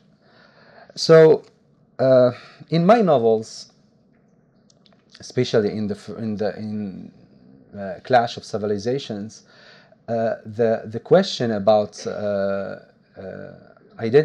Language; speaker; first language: English; non-native, fluent; Arabic